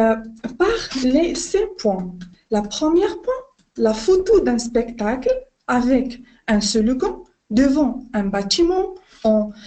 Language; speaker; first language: French; non-native, learner; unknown